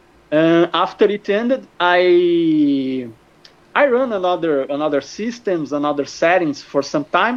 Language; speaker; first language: English; non-native, fluent; Portuguese